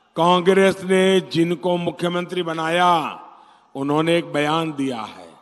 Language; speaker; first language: Hindi; non-native, local second language; Gujarati